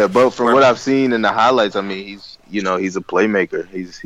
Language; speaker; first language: English; native; English